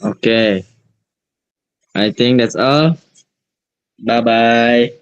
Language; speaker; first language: English; non-native, learner; Indonesian